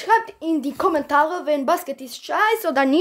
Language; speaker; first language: German; non-native, learner; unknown